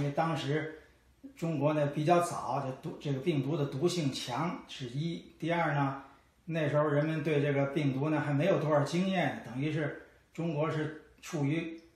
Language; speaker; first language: Chinese; native; Chinese